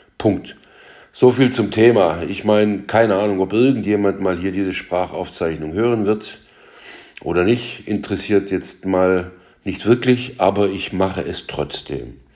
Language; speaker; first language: German; early bilingual, other home language; Turkish